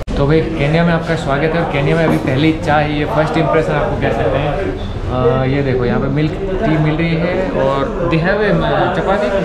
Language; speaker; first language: Hindi; native; Hindi